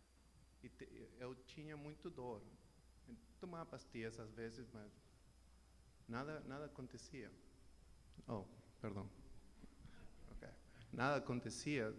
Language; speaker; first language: Portuguese; non-native, learner; Spanish